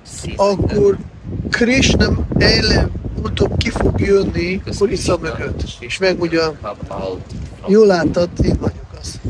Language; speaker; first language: Hungarian; non-native, fluent; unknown